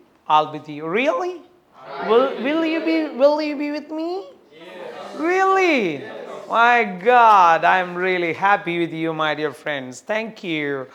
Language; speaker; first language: English; non-native, local second language; Malayalam